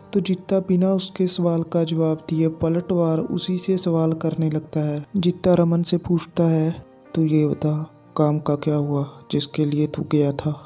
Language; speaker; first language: Hindi; non-native, local second language; Punjabi